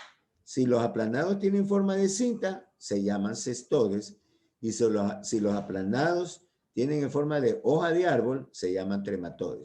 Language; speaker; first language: Spanish; native; Spanish